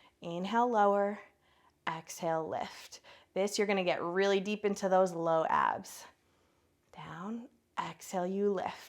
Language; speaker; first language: English; native; English